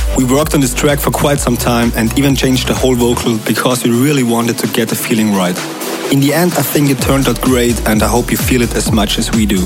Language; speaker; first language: English; non-native, fluent; German